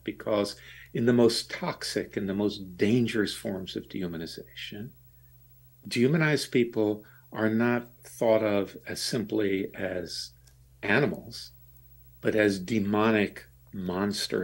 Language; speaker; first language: English; native; English